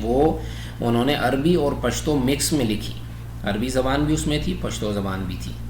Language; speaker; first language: Urdu; non-native, local second language; Pashto